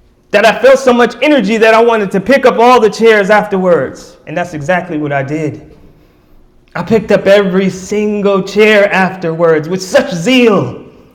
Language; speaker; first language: English; native; English